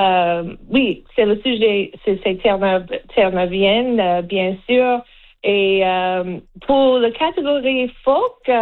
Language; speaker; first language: French; non-native, learner; English